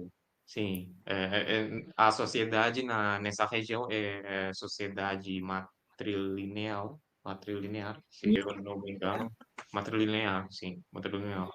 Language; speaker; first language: Portuguese; non-native, fluent; Indonesian